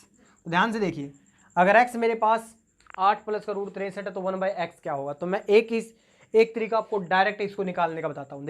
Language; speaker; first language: Hindi; native; Hindi